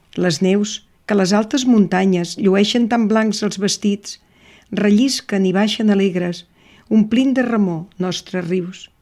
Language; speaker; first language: Catalan; native; Catalan